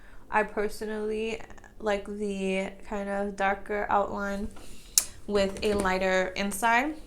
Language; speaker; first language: English; native; English